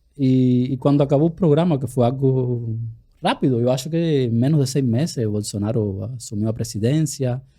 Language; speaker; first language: Portuguese; non-native, fluent; Spanish